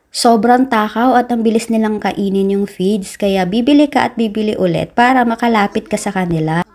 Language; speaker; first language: Filipino; native; Filipino